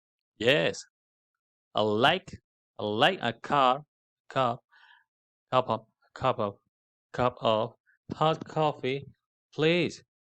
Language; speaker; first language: English; non-native, learner; Spanish